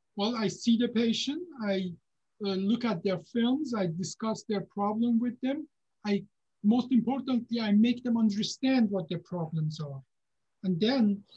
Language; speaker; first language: English; non-native, fluent; Persian